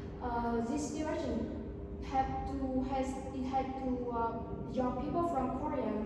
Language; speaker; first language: English; non-native, learner; Vietnamese